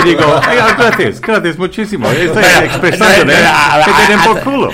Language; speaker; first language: Spanish; non-native, fluent; English